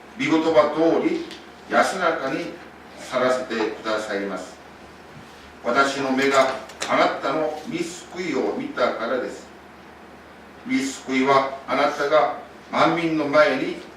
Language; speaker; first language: Japanese; non-native, fluent; Korean